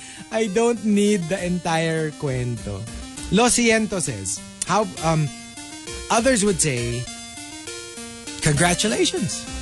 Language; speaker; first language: English; non-native, local second language; Filipino